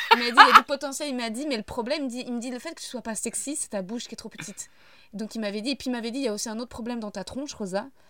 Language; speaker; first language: French; native; French